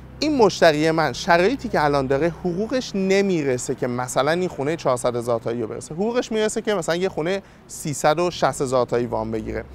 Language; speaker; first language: Persian; native; Persian